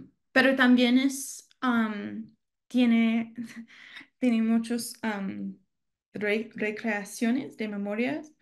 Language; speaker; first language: Spanish; non-native, learner; English